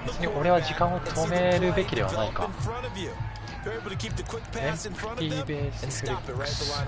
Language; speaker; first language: Japanese; native; Japanese